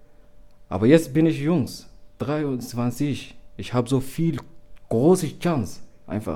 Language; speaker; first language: German; non-native, learner; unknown